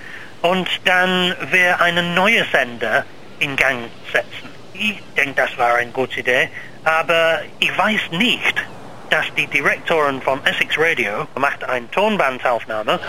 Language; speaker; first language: German; non-native, learner; English